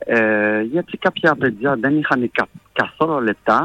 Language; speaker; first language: Greek; non-native, fluent; French